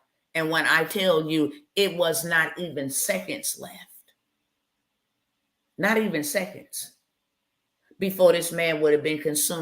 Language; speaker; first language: English; native; English